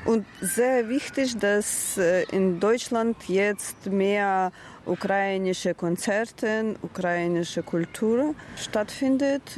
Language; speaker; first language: German; non-native, learner; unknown